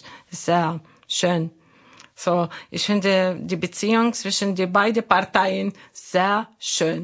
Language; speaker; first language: German; non-native, learner; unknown